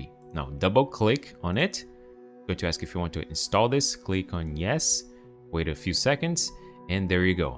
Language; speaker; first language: English; non-native, fluent; Portuguese